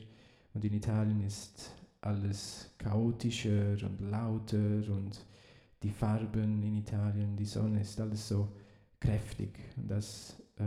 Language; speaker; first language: German; early bilingual, heritage; Italian